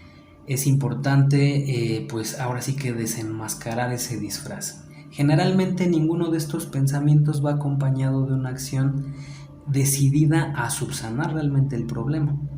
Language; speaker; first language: Spanish; native; Spanish